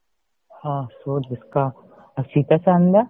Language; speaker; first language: Japanese; non-native, learner; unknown